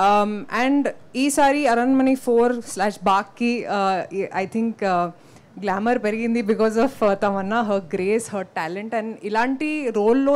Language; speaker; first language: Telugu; non-native, local second language; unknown